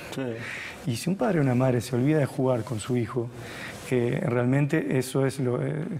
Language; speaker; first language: Spanish; native; Spanish